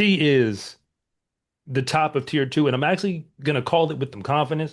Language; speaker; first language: English; native; English